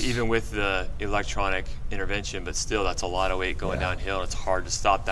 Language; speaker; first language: English; native; English